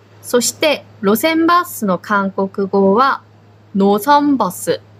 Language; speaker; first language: Japanese; non-native, fluent; Chinese